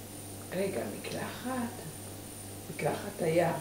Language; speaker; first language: Hebrew; early bilingual, other home language; Persian